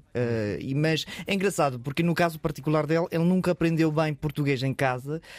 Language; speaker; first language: Portuguese; non-native, fluent; Spanish